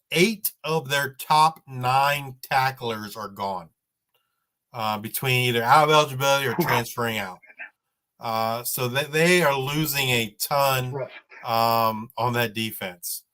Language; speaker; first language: English; native; English